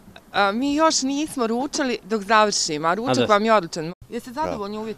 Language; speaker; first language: Croatian; native; Croatian